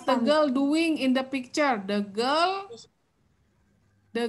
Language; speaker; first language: English; non-native, fluent; Indonesian